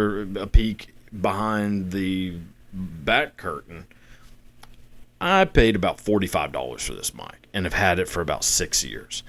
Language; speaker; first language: English; native; English